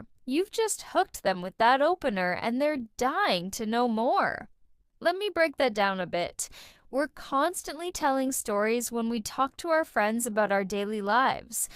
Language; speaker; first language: English; non-native, fluent; Spanish